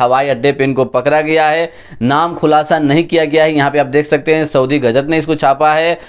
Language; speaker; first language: Hindi; native; Hindi